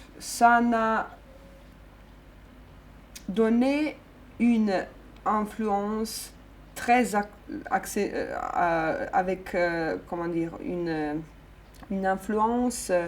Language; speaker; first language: French; non-native, fluent; Bosnian